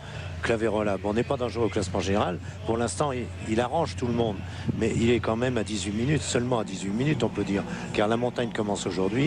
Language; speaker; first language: French; native; French